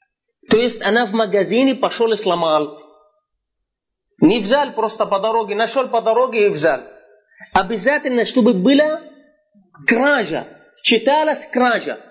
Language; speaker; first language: Russian; non-native, fluent; Arabic